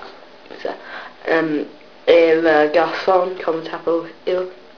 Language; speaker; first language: French; non-native, learner; English